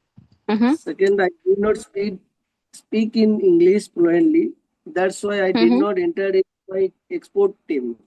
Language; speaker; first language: English; non-native, local second language; Hindi